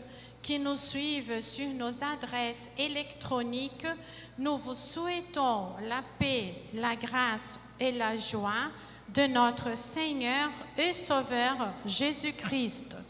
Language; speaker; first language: French; non-native, fluent; Portuguese